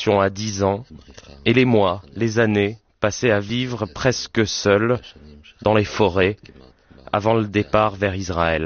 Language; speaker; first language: French; native; French